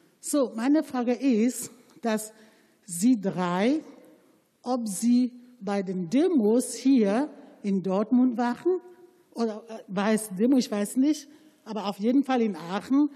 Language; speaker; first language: German; non-native, fluent; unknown